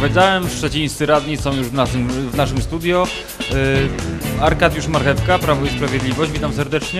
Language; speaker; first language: Polish; native; Polish